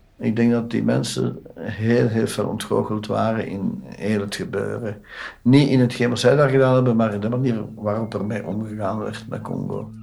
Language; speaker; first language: Dutch; native; Dutch